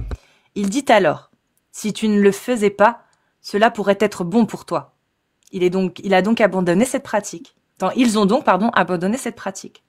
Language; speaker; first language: French; native; French